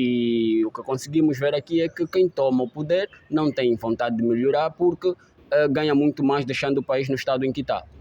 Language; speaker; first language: Portuguese; native; Portuguese